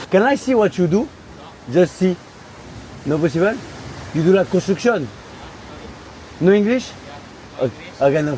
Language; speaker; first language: English; non-native, learner; French